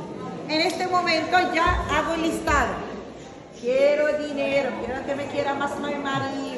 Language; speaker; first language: Spanish; non-native, fluent; Arabic